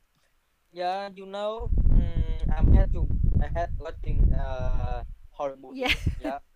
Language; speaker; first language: English; non-native, learner; Vietnamese